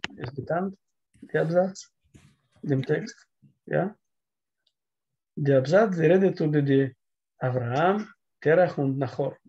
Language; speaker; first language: German; non-native, learner; Russian